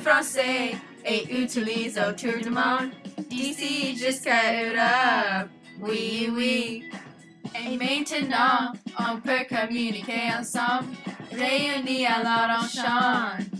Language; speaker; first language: French; non-native, local second language; English